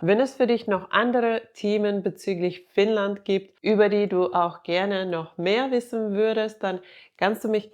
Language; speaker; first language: German; non-native, fluent; Finnish